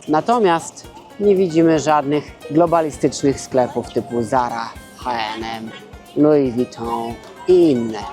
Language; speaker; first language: Polish; native; Polish